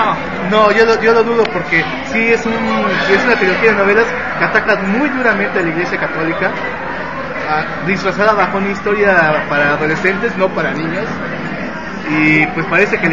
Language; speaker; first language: Spanish; native; Spanish